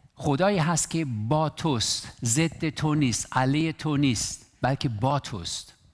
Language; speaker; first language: Persian; non-native, local second language; Armenian